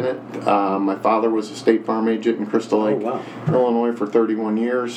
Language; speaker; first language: English; native; English